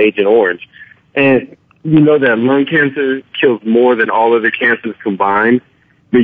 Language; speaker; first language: English; native; English